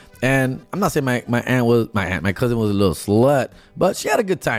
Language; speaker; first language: English; early bilingual, other home language; Spanish